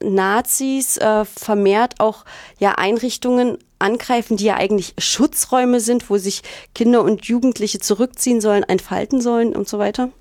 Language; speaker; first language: German; native; German